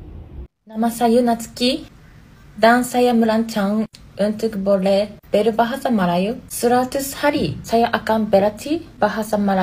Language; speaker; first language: Indonesian; non-native, learner; Japanese